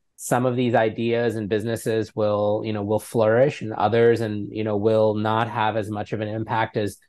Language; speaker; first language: English; native; English